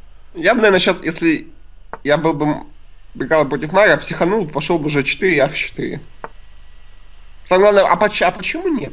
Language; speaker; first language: Russian; native; Russian